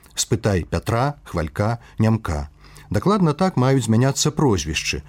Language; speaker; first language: Belarusian; native; Belarusian